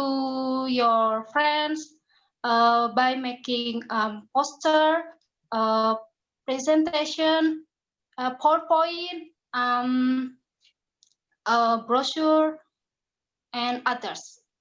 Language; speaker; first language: English; non-native, learner; Indonesian